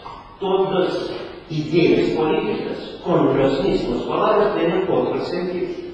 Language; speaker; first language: Spanish; non-native, learner; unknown